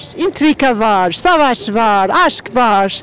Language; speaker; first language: Turkish; non-native, learner; English